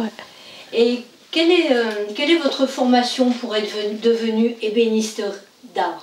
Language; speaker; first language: French; native; French